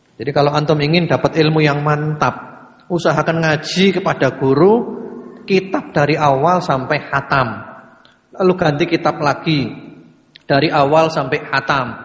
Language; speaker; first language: Indonesian; native; Indonesian